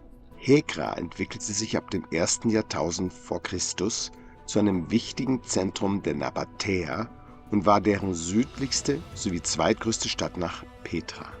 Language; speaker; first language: German; native; German